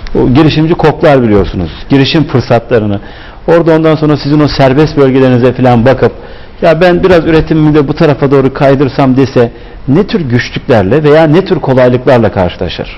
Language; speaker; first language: Turkish; native; Turkish